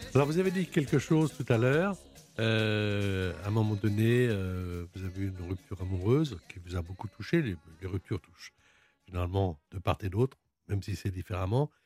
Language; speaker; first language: French; native; French